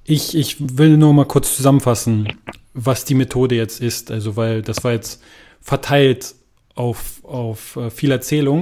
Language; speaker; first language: German; native; German